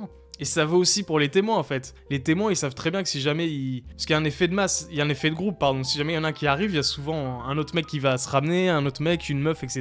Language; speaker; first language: French; native; French